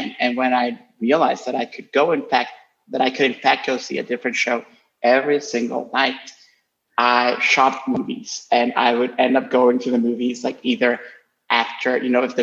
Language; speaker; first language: English; non-native, fluent; Spanish